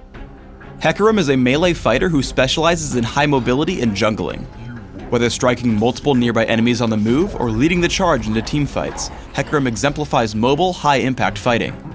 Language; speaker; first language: English; native; English